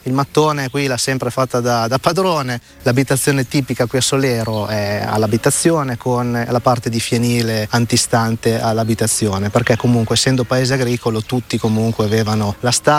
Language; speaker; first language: Italian; native; Italian